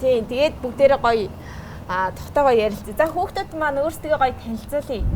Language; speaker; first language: Mongolian; native; Mongolian